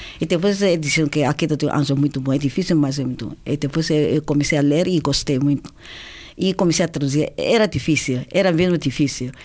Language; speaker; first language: Portuguese; non-native, fluent; Chinese